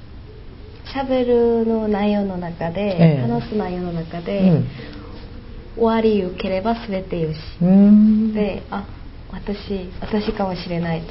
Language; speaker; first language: Japanese; non-native, fluent; Korean